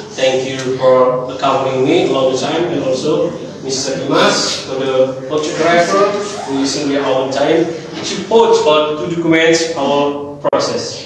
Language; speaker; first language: English; non-native, learner; Indonesian